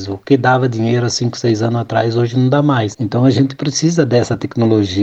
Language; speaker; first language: Portuguese; native; Portuguese